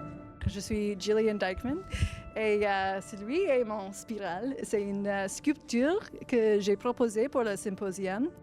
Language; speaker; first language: French; non-native, learner; English